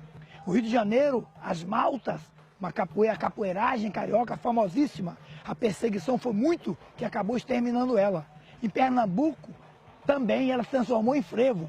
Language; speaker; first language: Portuguese; native; Portuguese